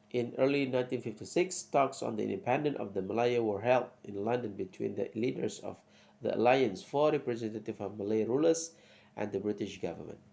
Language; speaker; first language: English; non-native, local second language; Malay